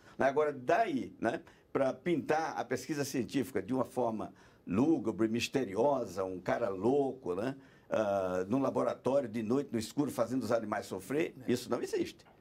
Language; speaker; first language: Portuguese; non-native, fluent; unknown